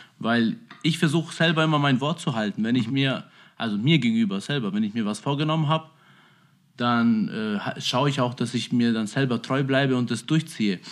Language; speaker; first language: German; early bilingual, other home language; Albanian